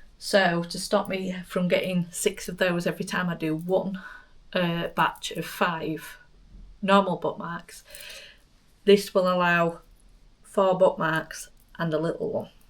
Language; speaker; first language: English; native; English